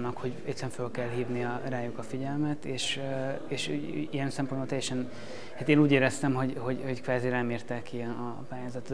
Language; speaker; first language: Hungarian; native; Hungarian